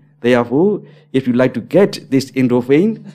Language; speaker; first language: English; non-native, learner; Burmese